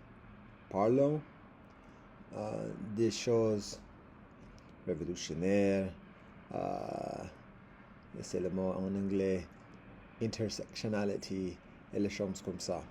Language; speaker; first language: French; non-native, learner; English